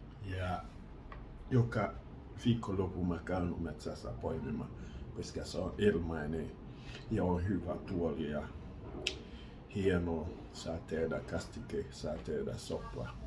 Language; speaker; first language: Finnish; non-native, learner; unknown